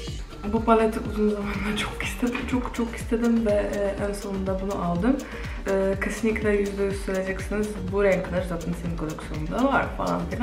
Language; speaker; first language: Turkish; non-native, fluent; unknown